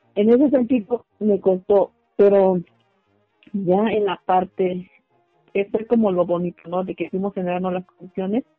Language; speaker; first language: Spanish; non-native, local second language; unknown